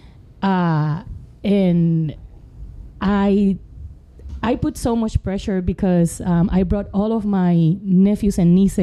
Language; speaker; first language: English; non-native, fluent; Spanish